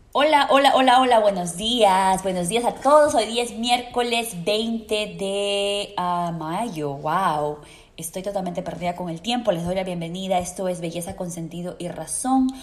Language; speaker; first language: Spanish; native; Spanish